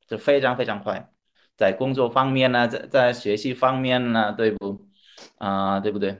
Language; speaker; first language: Chinese; non-native, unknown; Indonesian